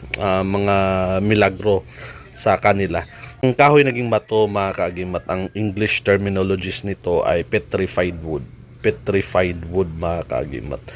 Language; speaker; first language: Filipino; native; Filipino